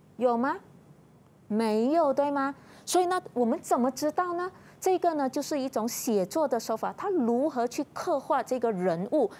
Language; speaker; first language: Chinese; native; Chinese